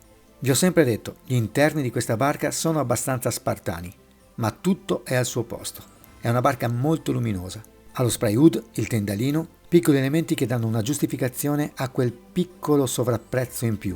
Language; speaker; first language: Italian; native; Italian